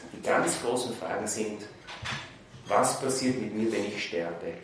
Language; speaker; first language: German; native; German